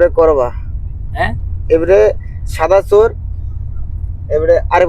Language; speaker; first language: Malayalam; non-native, local second language; Bangla